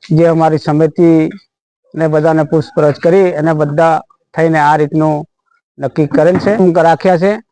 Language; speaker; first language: Gujarati; non-native, local second language; Rathawi